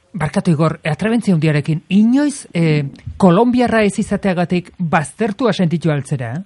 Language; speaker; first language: Basque; native; Basque